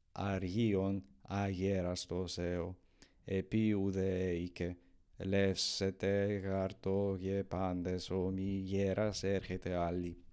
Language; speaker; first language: Greek; non-native, learner; English